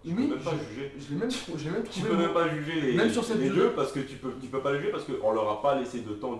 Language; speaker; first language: French; native; French